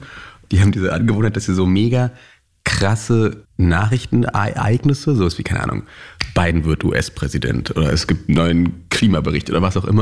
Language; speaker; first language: German; native; German